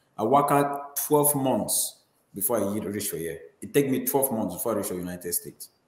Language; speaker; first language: Nigerian Pidgin; native; Nigerian Pidgin